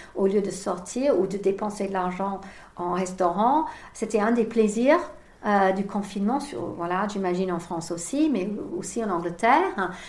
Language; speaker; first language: French; non-native, fluent; English